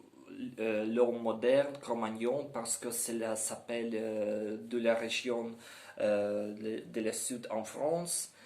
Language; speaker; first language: French; non-native, learner; Ukrainian